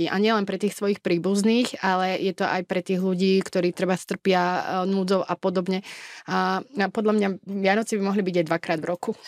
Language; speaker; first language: Slovak; native; Slovak